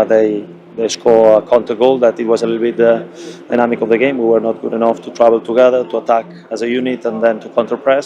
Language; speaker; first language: English; non-native, fluent; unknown